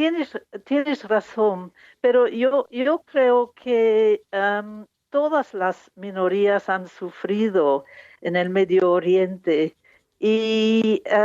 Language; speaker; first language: Spanish; non-native, fluent; English